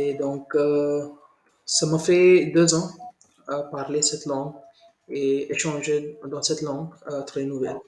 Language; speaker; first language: French; non-native, learner; Hindi